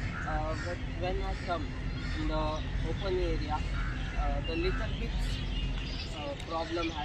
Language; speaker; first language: English; non-native, learner; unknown